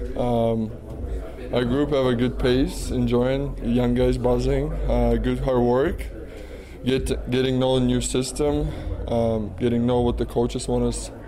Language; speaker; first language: English; non-native, fluent; Russian